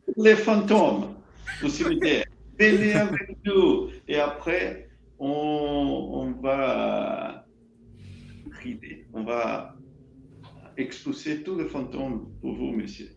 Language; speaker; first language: French; non-native, learner; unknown